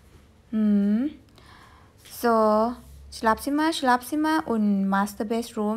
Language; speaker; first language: German; non-native, fluent; Thai